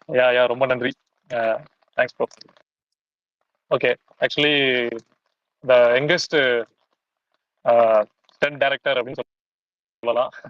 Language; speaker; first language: Tamil; native; Tamil